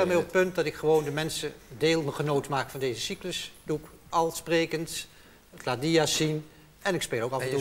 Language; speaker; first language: Dutch; native; Dutch